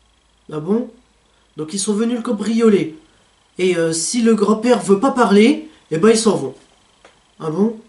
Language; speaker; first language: French; native; French